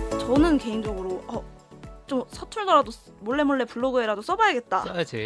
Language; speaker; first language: Korean; native; Korean